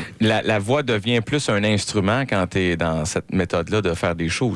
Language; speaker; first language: French; native; French